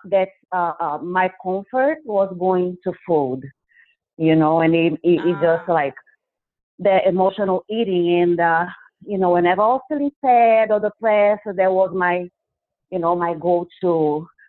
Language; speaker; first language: English; non-native, fluent; Portuguese